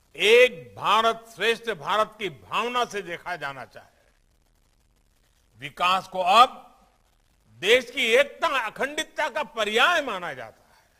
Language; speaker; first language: Hindi; non-native, local second language; Gujarati